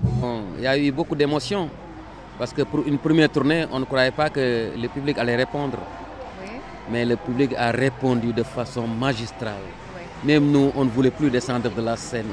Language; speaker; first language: French; non-native, local second language; Wolof